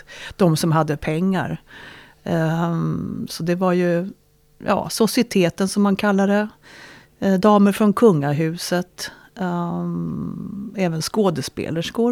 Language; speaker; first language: Swedish; native; Swedish